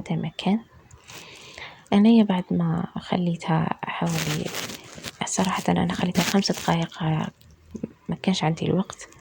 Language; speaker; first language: Arabic; native; Arabic